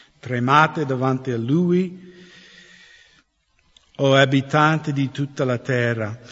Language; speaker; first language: Italian; non-native, fluent; English